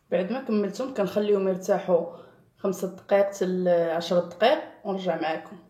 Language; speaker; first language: Arabic; native; Arabic